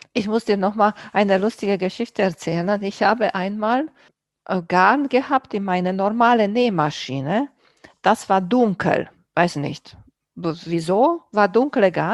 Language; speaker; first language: German; non-native, fluent; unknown